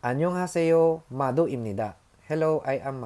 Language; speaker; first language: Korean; non-native, learner; Filipino